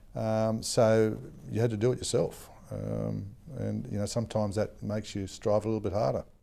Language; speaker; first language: English; native; English